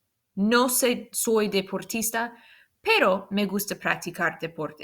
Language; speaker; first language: Spanish; non-native, fluent; English